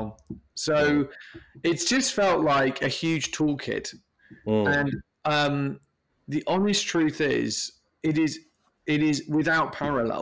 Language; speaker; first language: English; native; English